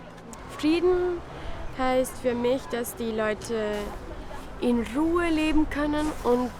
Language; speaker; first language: German; non-native, fluent; Albanian